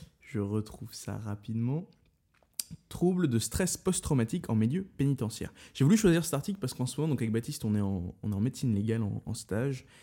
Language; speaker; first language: French; native; French